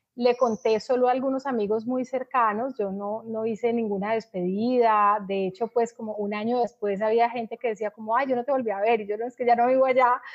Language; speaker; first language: Spanish; native; Spanish